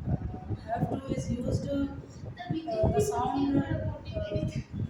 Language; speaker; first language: English; non-native, learner; Hindi